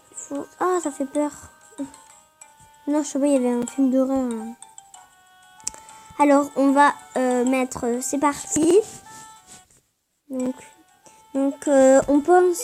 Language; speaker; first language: French; native; French